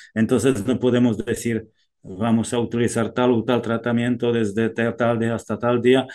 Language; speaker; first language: Spanish; non-native, fluent; Czech